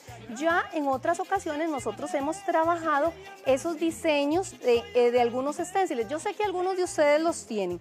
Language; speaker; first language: Spanish; native; Spanish